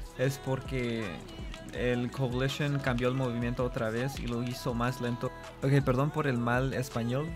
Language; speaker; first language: Spanish; early bilingual, heritage; Spanish